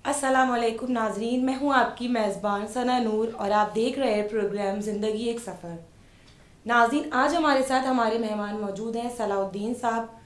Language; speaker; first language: Urdu; native; Urdu